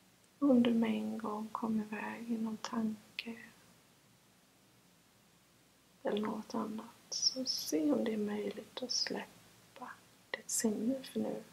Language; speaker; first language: Swedish; native; Swedish